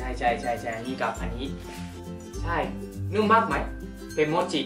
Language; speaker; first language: Thai; non-native, fluent; Japanese